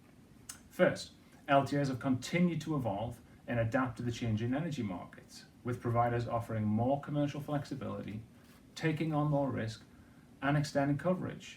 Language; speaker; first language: English; native; English